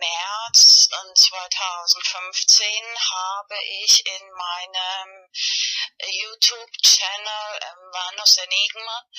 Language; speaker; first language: German; non-native, fluent; Spanish